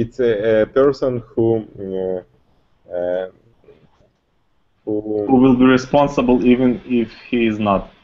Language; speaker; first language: English; non-native, learner; Russian